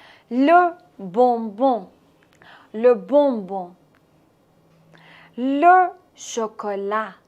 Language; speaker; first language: French; non-native, fluent; Persian